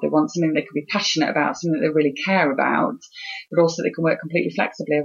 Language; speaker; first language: English; native; English